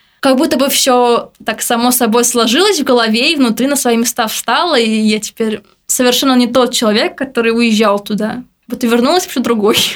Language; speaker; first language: Russian; native; Russian